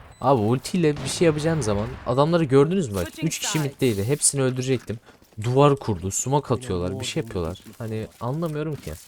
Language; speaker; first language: Turkish; native; Turkish